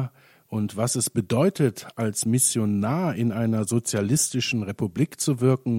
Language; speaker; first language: German; native; German